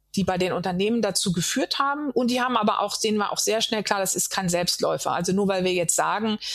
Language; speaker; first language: German; native; German